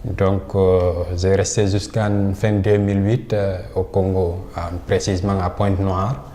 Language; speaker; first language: French; non-native, local second language; Fula